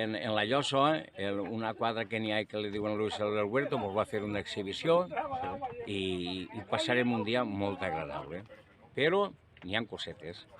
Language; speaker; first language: Catalan; native; Catalan